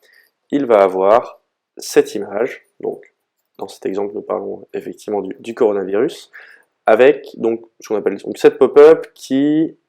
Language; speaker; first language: French; native; French